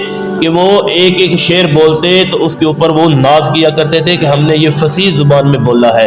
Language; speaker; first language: Urdu; native; Urdu